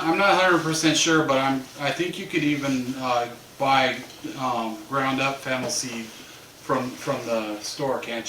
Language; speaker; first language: English; native; English